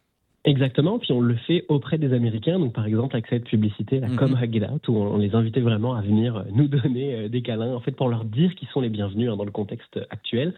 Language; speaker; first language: French; native; French